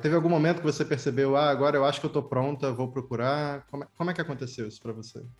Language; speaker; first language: Portuguese; native; Portuguese